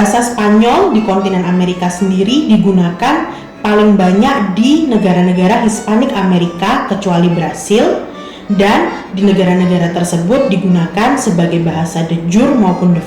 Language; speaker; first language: Indonesian; native; Indonesian